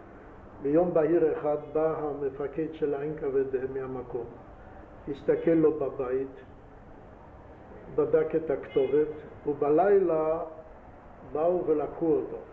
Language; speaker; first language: Hebrew; non-native, fluent; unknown